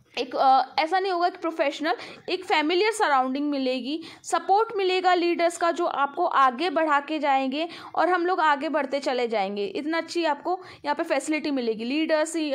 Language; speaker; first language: Hindi; non-native, local second language; Punjabi